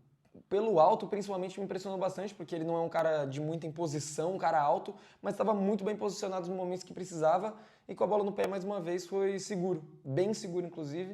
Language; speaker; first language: Portuguese; native; Portuguese